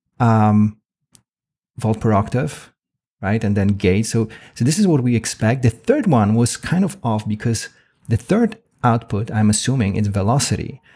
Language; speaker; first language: English; non-native, fluent; Polish